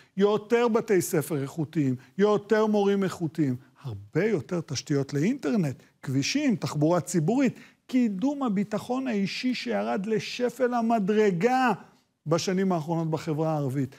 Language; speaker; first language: Hebrew; native; Hebrew